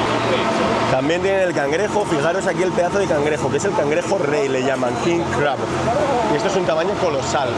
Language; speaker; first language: Spanish; native; Spanish